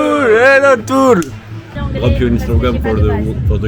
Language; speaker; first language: English; non-native, fluent; French